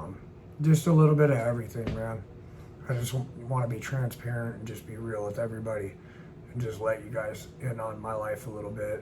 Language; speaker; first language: English; native; English